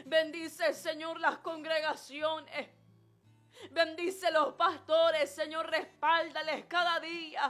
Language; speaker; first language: Spanish; native; Spanish